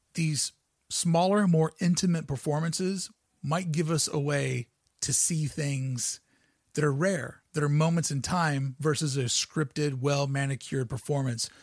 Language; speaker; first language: English; native; English